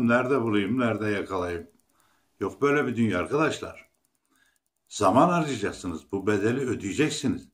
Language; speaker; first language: Turkish; native; Turkish